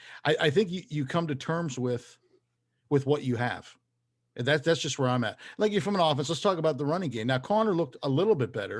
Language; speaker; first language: English; native; English